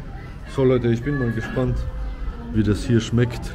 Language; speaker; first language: German; early bilingual, other home language; Albanian